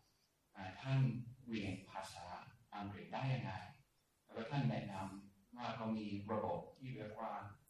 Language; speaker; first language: Thai; non-native, fluent; English